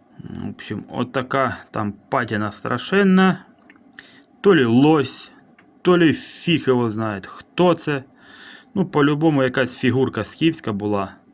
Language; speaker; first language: Ukrainian; native; Ukrainian